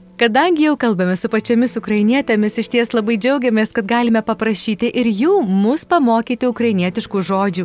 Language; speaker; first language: Lithuanian; native; Lithuanian